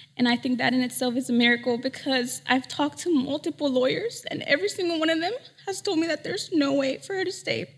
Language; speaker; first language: English; early bilingual, other home language; Spanish